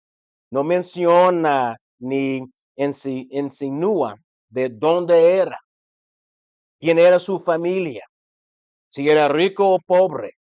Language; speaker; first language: Spanish; non-native, fluent; English